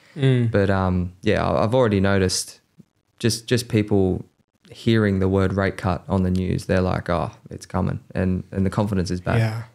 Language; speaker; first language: English; native; English